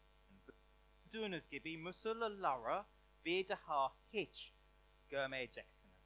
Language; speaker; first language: Turkish; non-native, learner; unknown